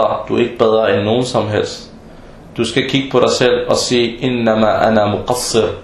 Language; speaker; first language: Danish; non-native, fluent; Arabic